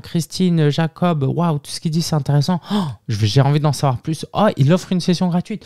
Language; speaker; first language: French; native; French